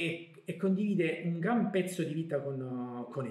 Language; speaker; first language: Italian; native; Italian